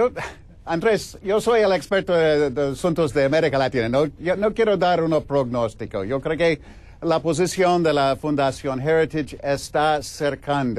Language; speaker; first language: Spanish; non-native, fluent; English